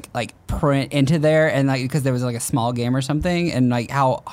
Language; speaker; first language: English; native; English